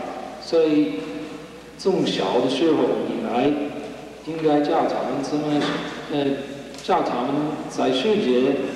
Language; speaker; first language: Chinese; non-native, learner; English